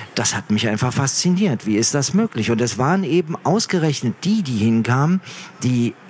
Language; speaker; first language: German; early bilingual, other home language; Arabic